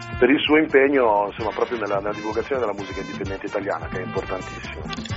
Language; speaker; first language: Italian; native; Italian